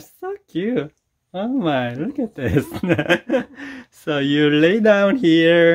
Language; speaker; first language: English; non-native, learner; Korean